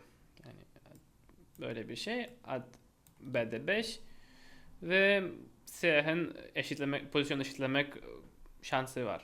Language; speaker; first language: Turkish; non-native, fluent; Russian